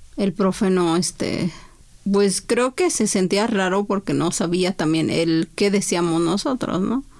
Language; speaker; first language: Spanish; non-native, local second language; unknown